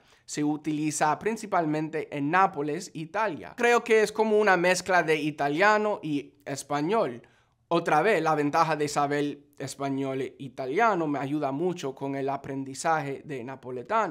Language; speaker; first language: Spanish; non-native, fluent; English